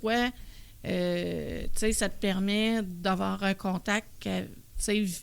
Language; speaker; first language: French; native; French